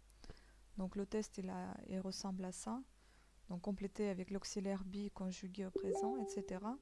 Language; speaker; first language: French; native; French